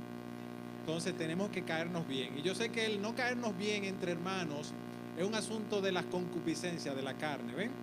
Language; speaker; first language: Spanish; native; Spanish